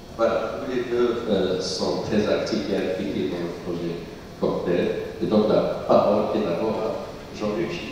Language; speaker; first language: French; non-native, local second language; Arabic